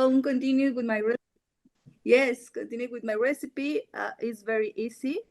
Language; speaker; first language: English; non-native, learner; Spanish